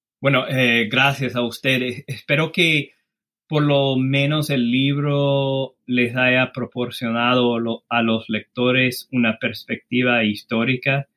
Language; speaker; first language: Spanish; non-native, fluent; English